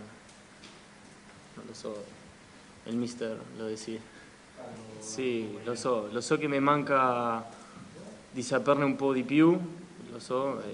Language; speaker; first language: Italian; non-native, learner; Spanish